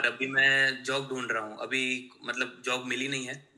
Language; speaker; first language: Hindi; non-native, local second language; Gujarati